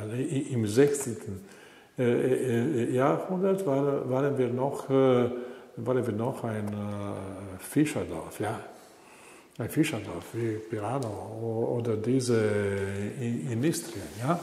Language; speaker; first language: German; non-native, learner; Italian